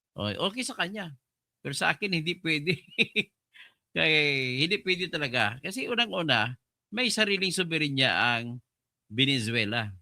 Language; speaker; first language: Filipino; non-native, local second language; Hiligaynon